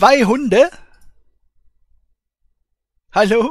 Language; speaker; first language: German; native; German